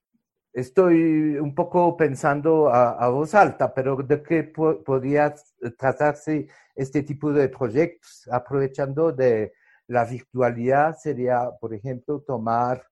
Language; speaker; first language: Spanish; non-native, fluent; French